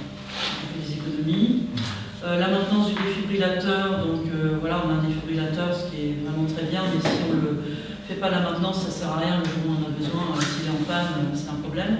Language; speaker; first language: French; native; French